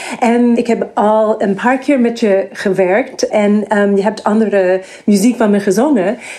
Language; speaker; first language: Dutch; non-native, fluent; English